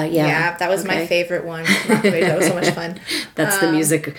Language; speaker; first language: English; native; English